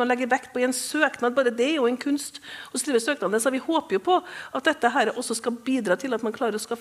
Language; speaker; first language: Norwegian; native; Norwegian